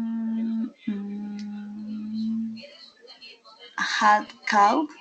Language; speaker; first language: English; non-native, learner; Spanish